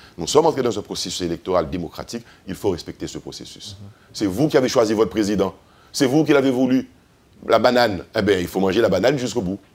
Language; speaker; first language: French; native; French